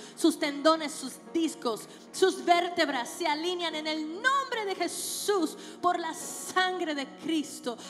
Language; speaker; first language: Spanish; early bilingual, other home language; English